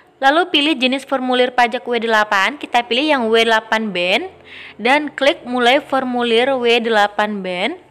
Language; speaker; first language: Indonesian; non-native, local second language; Minangkabau